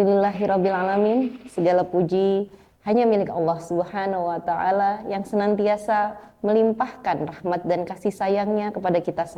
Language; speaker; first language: Indonesian; native; Indonesian